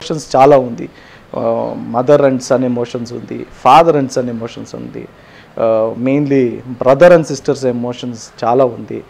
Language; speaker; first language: Telugu; non-native, learner; Kannada